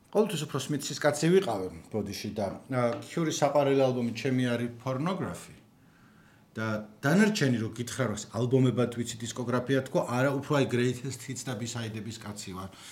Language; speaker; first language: Georgian; native; Georgian